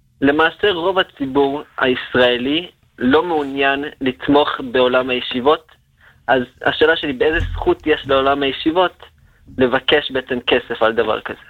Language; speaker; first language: Hebrew; native; Hebrew